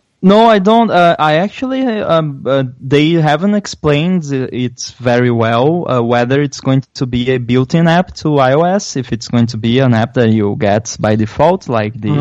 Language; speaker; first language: English; non-native, fluent; Portuguese